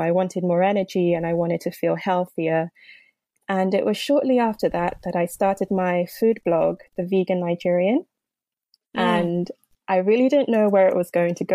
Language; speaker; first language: English; non-native, local second language; Yoruba